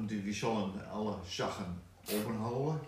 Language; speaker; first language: German; non-native, learner; Dutch